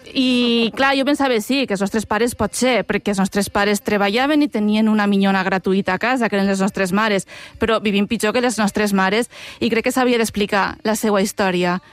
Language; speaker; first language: Catalan; native; Catalan